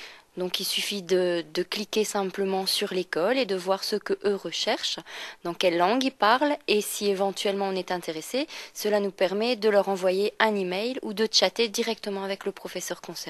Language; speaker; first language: French; native; French